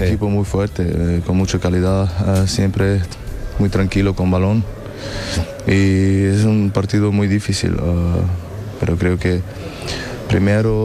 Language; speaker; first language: Spanish; non-native, learner; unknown